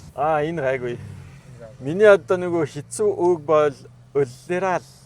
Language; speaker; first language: Mongolian; non-native, fluent; French